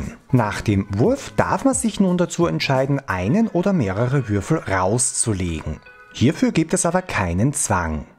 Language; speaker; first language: German; native; German